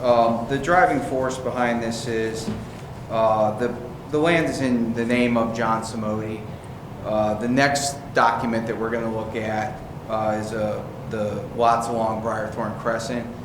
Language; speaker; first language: English; native; English